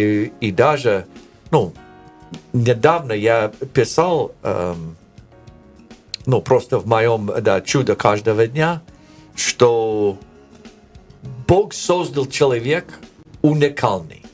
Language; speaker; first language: Ukrainian; non-native, learner; English